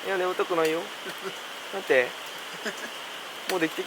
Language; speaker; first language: Japanese; native; Japanese